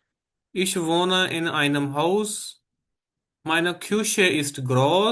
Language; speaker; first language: German; non-native, fluent; Hindi